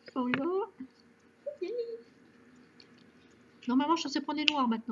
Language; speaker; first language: French; native; French